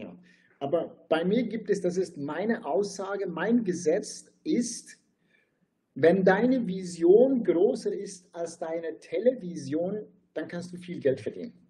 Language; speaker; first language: German; non-native, fluent; Turkish